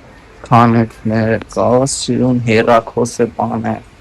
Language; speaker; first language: Armenian; non-native, learner; Hindi